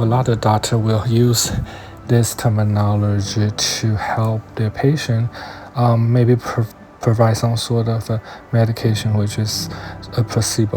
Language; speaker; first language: English; non-native, fluent; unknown